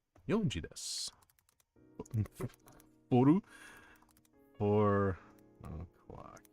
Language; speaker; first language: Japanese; non-native, learner; English